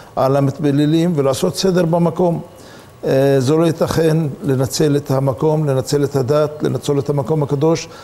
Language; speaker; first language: Hebrew; non-native, local second language; Arabic